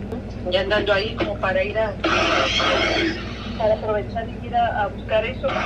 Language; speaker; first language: Spanish; native; Spanish